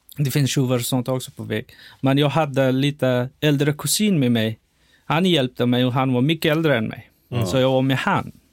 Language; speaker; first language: Swedish; non-native, fluent; Persian